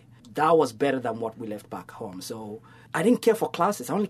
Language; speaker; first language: English; non-native, local second language; Kikuyu